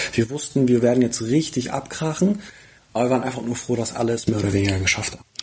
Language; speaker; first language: German; early bilingual, other home language; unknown